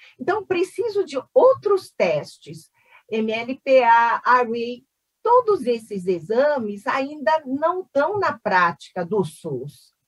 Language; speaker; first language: Portuguese; early bilingual, other home language; Korean